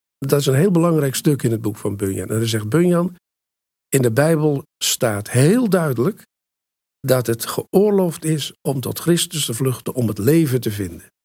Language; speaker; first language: Dutch; native; Dutch